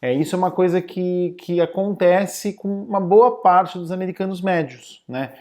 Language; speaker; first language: Portuguese; native; Portuguese